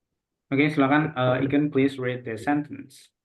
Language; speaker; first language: English; non-native, local second language; Indonesian